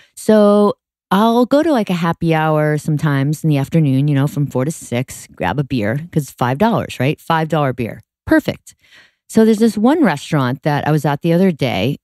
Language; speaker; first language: English; native; English